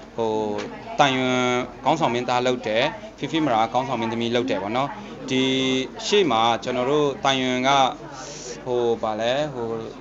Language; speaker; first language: Burmese; non-native, local second language; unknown